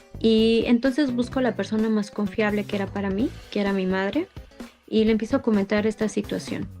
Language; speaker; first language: Spanish; native; Spanish